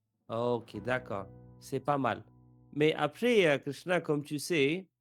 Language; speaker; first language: French; non-native, fluent; English